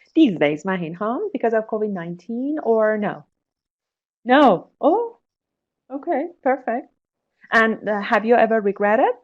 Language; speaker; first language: English; non-native, fluent; Persian